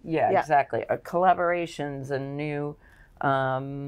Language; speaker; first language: English; native; English